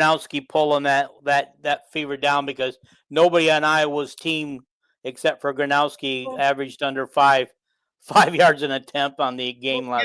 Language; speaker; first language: English; native; English